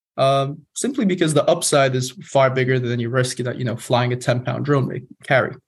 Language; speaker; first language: English; non-native, fluent; Polish